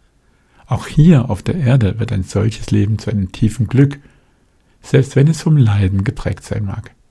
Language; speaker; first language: German; native; German